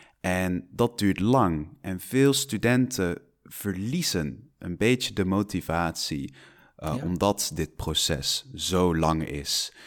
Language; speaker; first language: Dutch; non-native, fluent; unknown